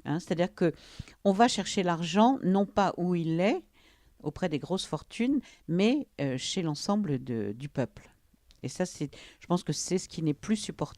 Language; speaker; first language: French; native; French